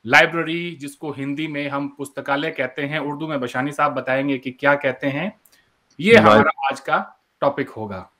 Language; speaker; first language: Hindi; native; Hindi